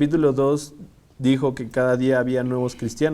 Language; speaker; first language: Spanish; native; Spanish